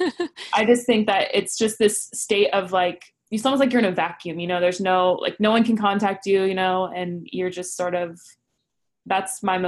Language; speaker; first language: English; native; English